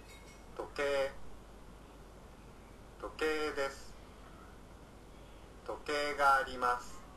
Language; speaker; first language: Japanese; non-native, learner; Indonesian